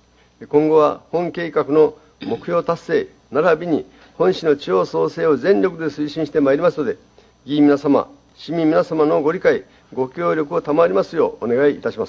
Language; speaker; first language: Japanese; native; Japanese